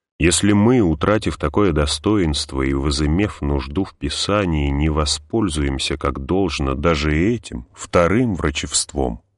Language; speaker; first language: Russian; native; Russian